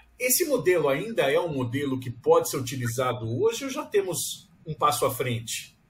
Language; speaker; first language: Portuguese; native; Portuguese